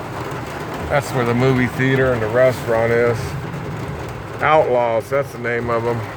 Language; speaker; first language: English; native; English